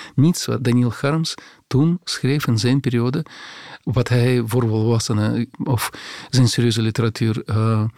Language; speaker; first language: Dutch; non-native, fluent; Russian